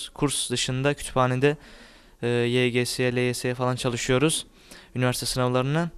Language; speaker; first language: Turkish; native; Turkish